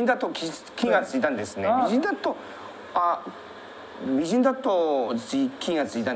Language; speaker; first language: Japanese; non-native, learner; Chinese